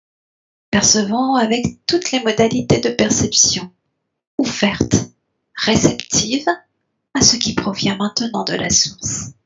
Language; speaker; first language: French; native; French